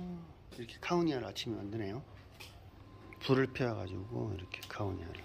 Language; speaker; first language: Korean; native; Korean